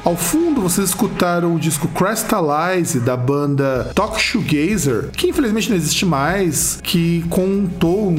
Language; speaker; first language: Portuguese; native; Portuguese